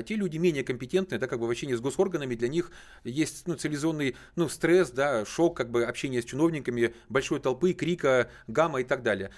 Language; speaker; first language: Russian; native; Russian